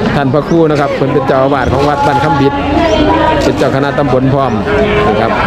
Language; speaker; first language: Thai; native; Thai